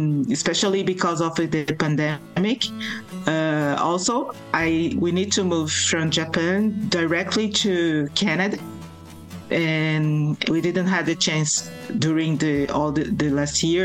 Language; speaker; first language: English; non-native, fluent; Portuguese